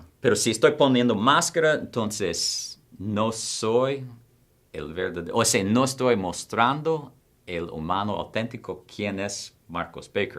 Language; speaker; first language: Spanish; non-native, fluent; English